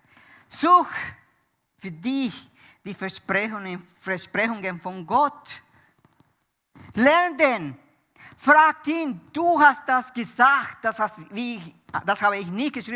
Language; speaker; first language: German; non-native, fluent; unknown